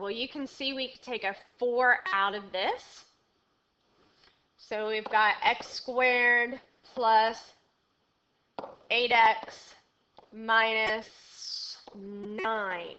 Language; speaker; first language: English; native; English